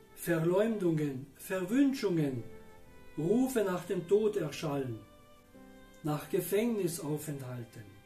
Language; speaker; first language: German; native; German